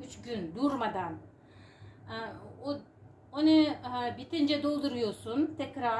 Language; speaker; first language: Turkish; non-native, learner; Uzbek